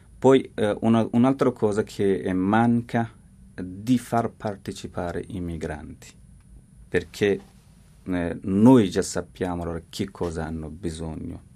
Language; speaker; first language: Italian; non-native, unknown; Persian